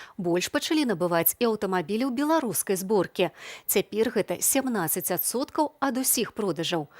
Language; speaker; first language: Belarusian; native; Belarusian